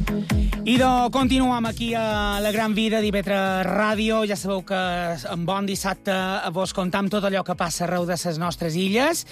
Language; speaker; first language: Catalan; native; Catalan